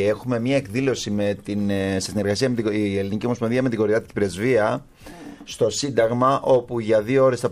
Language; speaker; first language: Greek; native; Greek